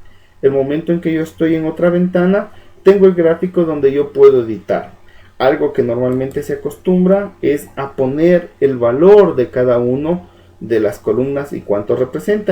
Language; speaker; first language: Spanish; native; Spanish